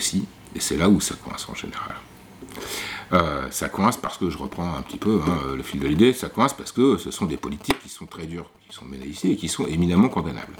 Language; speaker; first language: French; native; French